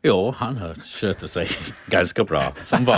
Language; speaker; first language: Swedish; non-native, fluent; English